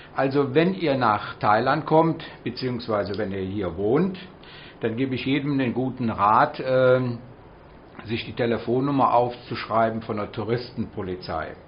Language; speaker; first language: German; native; German